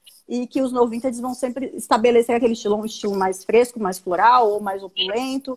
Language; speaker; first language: Portuguese; native; Portuguese